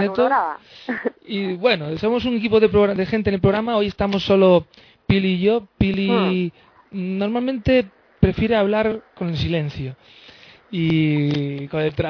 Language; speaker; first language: Spanish; native; Spanish